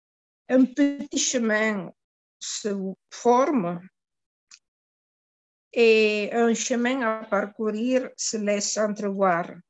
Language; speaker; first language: French; non-native, fluent; Italian